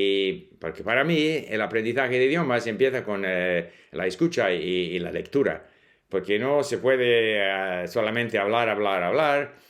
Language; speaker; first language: Spanish; non-native, fluent; English